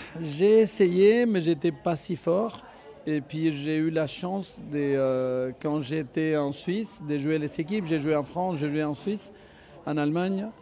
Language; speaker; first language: French; non-native, fluent; Spanish